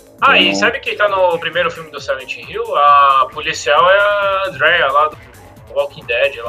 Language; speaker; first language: Portuguese; native; Portuguese